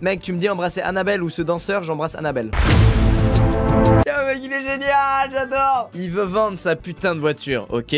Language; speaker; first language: French; native; French